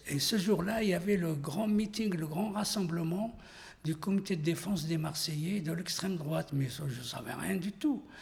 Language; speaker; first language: French; non-native, local second language; Arabic